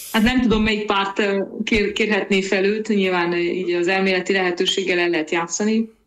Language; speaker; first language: Hungarian; native; Hungarian